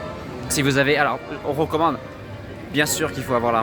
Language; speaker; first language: French; native; French